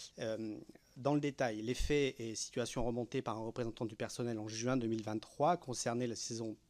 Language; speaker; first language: French; native; French